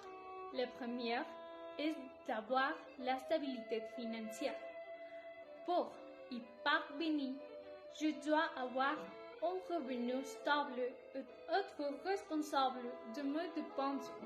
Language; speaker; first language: French; non-native, learner; Spanish